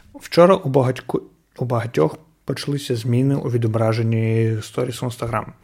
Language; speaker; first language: Ukrainian; non-native, local second language; Russian